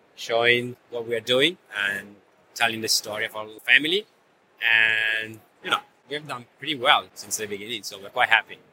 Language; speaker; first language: English; non-native, fluent; Italian